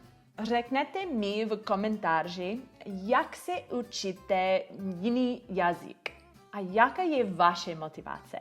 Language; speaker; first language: Czech; non-native, learner; English